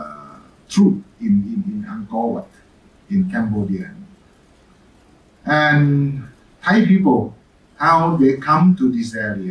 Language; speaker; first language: English; non-native, fluent; Thai